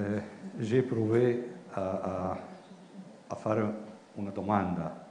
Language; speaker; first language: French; non-native, learner; Italian